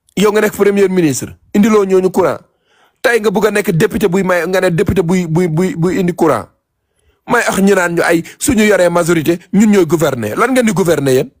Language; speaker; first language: Wolof; native; Wolof